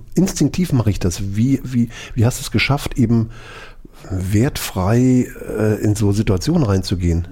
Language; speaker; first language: German; native; German